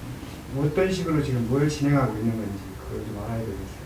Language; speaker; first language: Korean; native; Korean